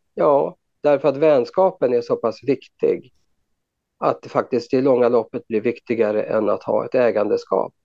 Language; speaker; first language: Swedish; native; Swedish